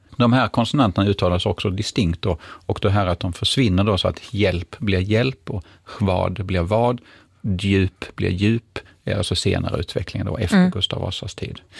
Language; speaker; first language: Swedish; native; Swedish